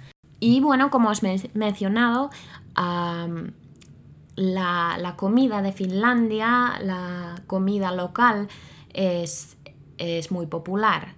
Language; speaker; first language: Spanish; non-native, fluent; Finnish